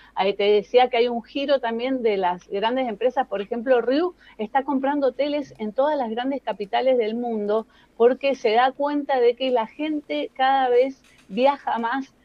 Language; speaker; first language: Spanish; native; Spanish